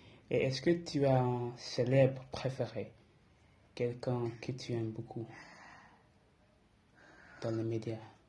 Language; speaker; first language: French; early bilingual, other home language; English